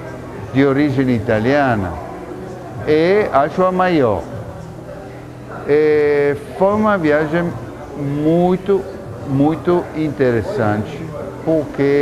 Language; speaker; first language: Portuguese; non-native, fluent; Italian